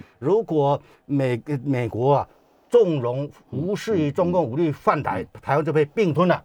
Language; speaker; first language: Chinese; native; Chinese